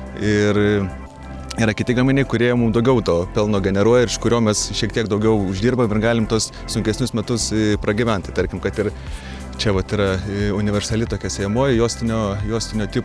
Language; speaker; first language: Lithuanian; native; Lithuanian